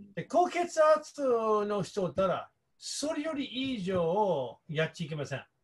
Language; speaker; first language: Japanese; non-native, fluent; English